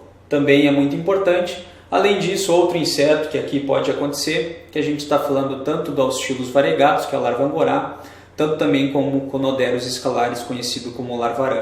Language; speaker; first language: Portuguese; native; Portuguese